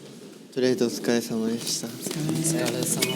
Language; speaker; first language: Japanese; native; Japanese